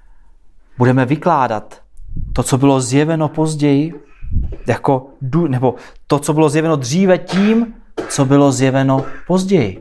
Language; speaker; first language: Czech; native; Czech